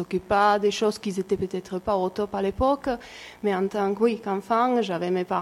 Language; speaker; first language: French; non-native, fluent; Czech